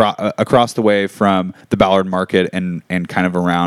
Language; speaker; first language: English; native; English